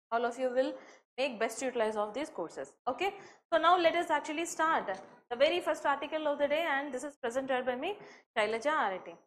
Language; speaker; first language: English; non-native, local second language; Telugu